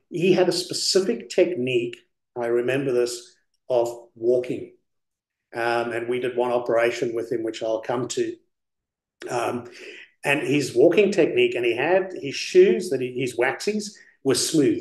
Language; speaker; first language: English; early bilingual, other home language; Afrikaans